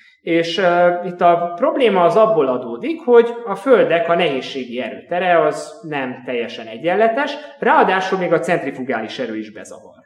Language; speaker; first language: Hungarian; native; Hungarian